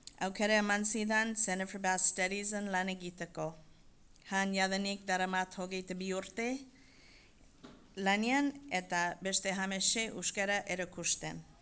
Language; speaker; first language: Basque; non-native, fluent; English